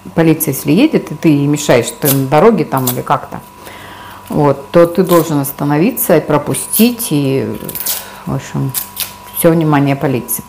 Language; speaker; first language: Russian; native; Russian